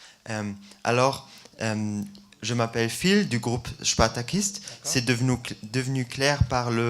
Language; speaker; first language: French; non-native, fluent; German